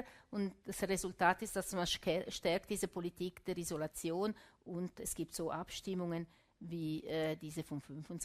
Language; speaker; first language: German; non-native, local second language; Italian